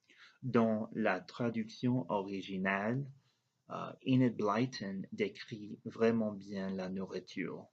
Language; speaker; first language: French; non-native, learner; English